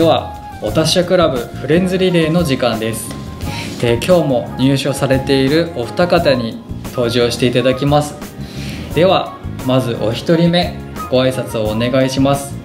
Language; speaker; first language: Japanese; native; Japanese